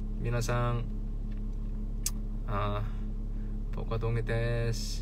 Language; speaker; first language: Japanese; non-native, learner; Korean